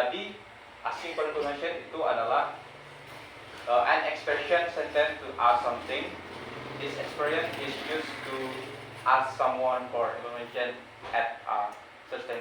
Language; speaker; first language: English; non-native, learner; Indonesian